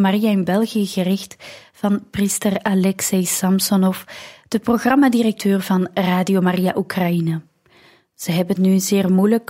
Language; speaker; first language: Dutch; native; Dutch